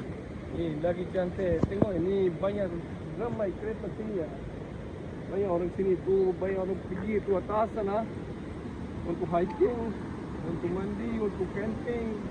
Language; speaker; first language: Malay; non-native, local second language; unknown